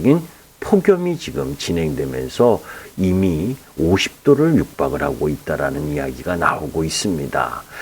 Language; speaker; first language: Korean; native; Korean